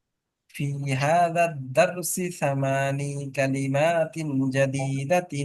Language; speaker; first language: Arabic; non-native, fluent; Bangla